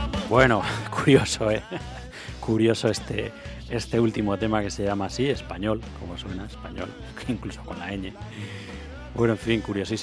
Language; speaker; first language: Spanish; native; Spanish